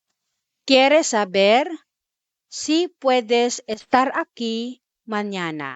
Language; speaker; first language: Spanish; non-native, fluent; Filipino